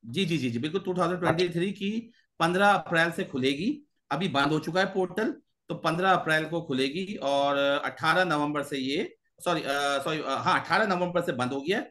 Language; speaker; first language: Urdu; native; Urdu